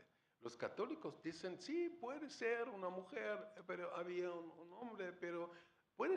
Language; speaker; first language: Spanish; non-native, fluent; German